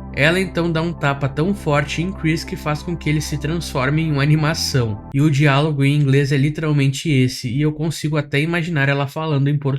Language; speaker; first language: Portuguese; native; Portuguese